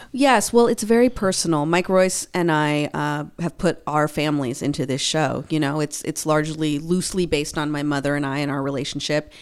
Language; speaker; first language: English; early bilingual, other home language; Spanish